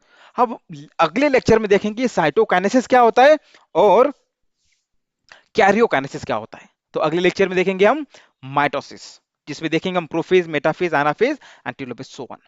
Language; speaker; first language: Hindi; non-native, local second language; Marathi